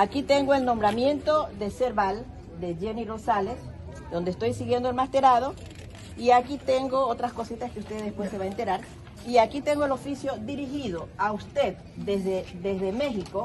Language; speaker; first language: Spanish; native; Spanish